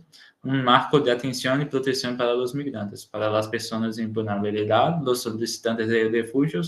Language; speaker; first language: Spanish; non-native, learner; Portuguese